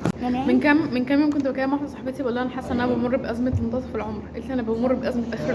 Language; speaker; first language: Arabic; native; Arabic